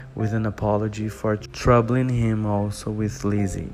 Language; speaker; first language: English; non-native, fluent; Portuguese